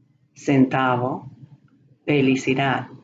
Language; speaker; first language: Spanish; non-native, fluent; English